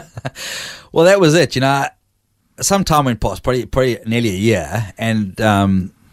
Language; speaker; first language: English; native; English